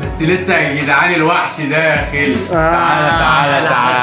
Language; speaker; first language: Arabic; native; Arabic